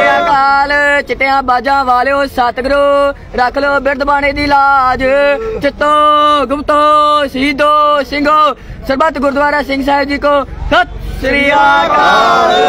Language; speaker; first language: Punjabi; native; Punjabi